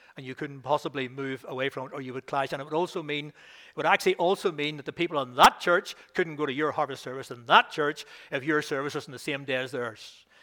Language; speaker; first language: English; native; English